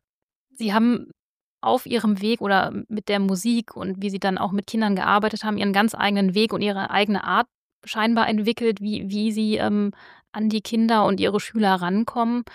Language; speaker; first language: German; native; German